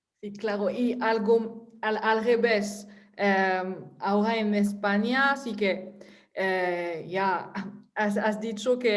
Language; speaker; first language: Spanish; non-native, fluent; French